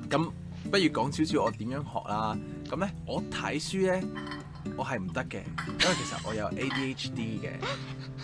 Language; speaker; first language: Cantonese; non-native, fluent; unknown